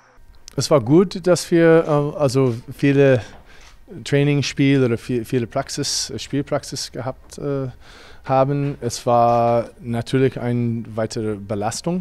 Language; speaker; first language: German; non-native, fluent; English